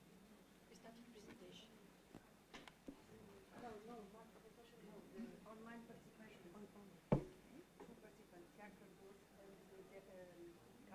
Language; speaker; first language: English; non-native, learner; Portuguese